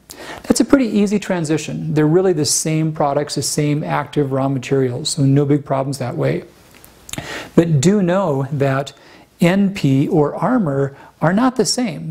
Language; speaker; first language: English; native; English